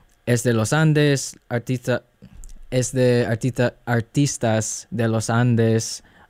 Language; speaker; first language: Spanish; early bilingual, other home language; English